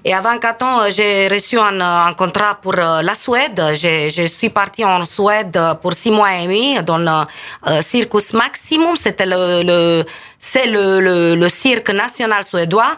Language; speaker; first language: French; non-native, fluent; Romanian